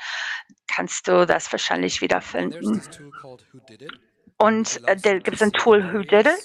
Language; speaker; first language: German; non-native, learner; English